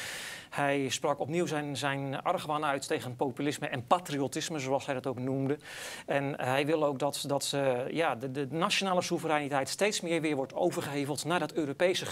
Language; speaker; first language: Dutch; native; Dutch